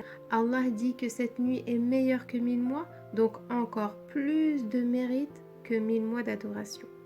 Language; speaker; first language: French; native; French